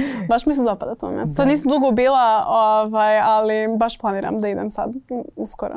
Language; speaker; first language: Croatian; non-native, fluent; English